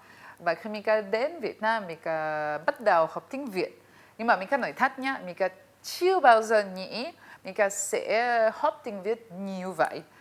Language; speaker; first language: Vietnamese; non-native, fluent; Russian